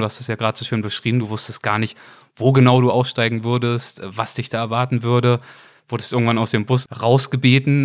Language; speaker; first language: German; native; German